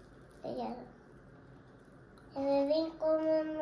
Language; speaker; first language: Icelandic; early bilingual, heritage; Icelandic